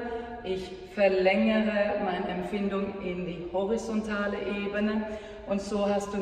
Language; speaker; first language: German; non-native, fluent; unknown